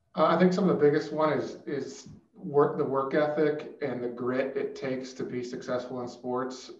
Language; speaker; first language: English; native; English